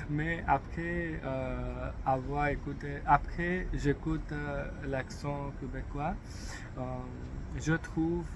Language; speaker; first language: French; non-native, learner; English